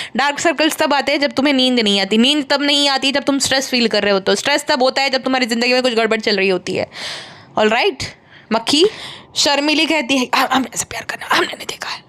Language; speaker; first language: Hindi; native; Hindi